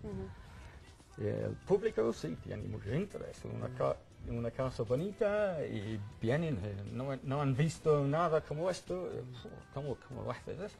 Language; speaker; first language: Spanish; non-native, fluent; English